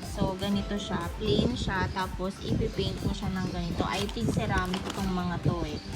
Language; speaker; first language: Filipino; native; Filipino